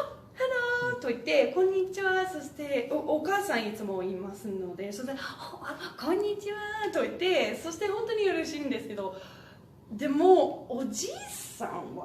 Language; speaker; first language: Japanese; non-native, learner; English